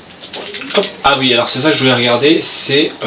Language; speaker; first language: French; native; French